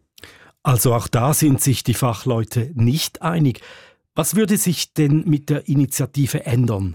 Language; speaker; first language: German; native; German